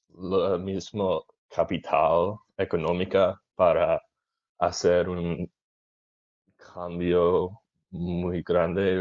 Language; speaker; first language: Spanish; non-native, learner; English